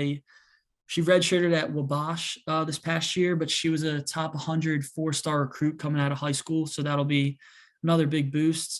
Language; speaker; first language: English; native; English